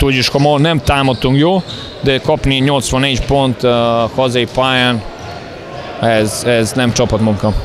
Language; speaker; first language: Hungarian; non-native, fluent; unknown